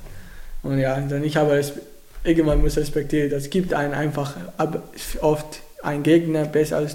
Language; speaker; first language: German; non-native, learner; Arabic